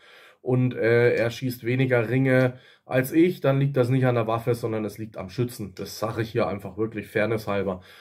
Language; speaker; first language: German; native; German